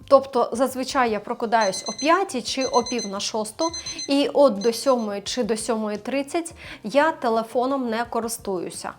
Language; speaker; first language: Ukrainian; non-native, local second language; Russian